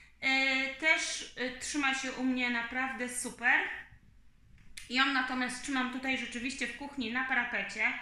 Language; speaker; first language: Polish; native; Polish